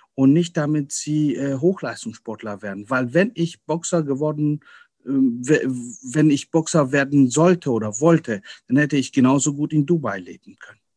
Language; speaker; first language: German; early bilingual, other home language; Arabic